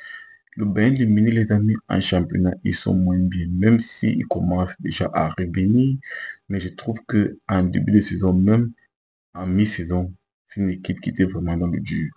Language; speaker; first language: French; native; French